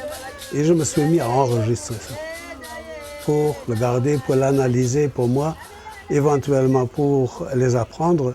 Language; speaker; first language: French; non-native, fluent; German